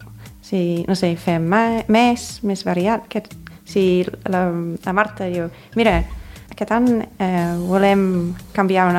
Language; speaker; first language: Catalan; non-native, fluent; English